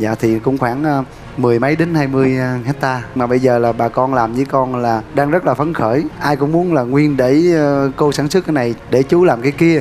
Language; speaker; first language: Vietnamese; native; Vietnamese